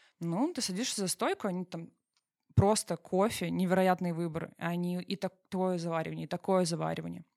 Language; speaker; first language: Russian; native; Russian